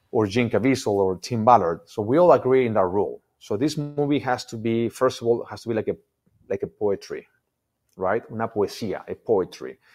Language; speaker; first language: English; non-native, fluent; Spanish